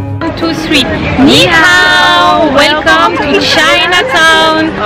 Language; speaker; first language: English; non-native, learner; French